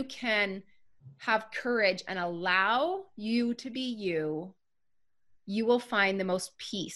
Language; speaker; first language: English; native; English